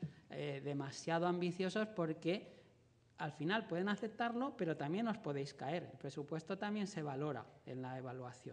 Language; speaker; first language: Spanish; native; Spanish